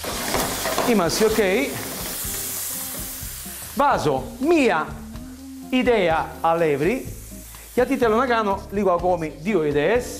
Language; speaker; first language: Greek; non-native, learner; Italian